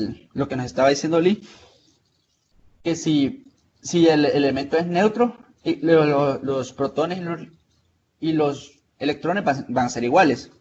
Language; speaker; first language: Spanish; native; Spanish